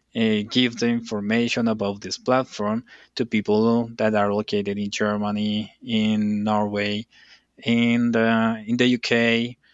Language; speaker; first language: English; non-native, fluent; Spanish